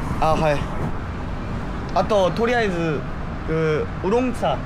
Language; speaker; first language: Japanese; non-native, learner; Korean